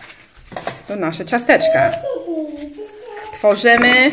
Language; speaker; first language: Polish; early bilingual, heritage; English